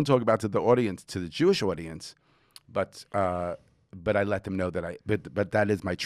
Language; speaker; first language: English; native; English